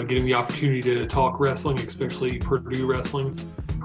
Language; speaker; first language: English; native; English